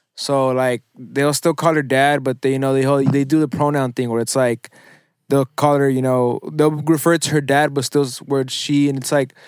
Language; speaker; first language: English; early bilingual, other home language; Spanish